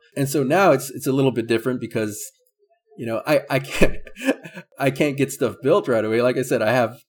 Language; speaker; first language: English; native; English